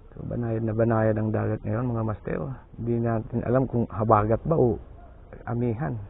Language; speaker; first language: Filipino; non-native, local second language; Bikol